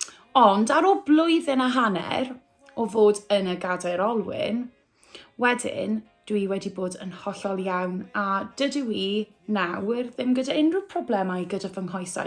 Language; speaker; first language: Welsh; native; Welsh